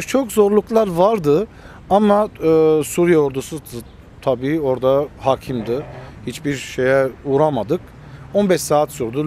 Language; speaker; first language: Turkish; early bilingual, heritage; Armenian